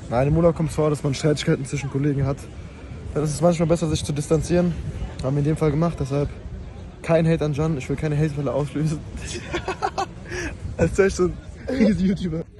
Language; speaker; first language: German; native; German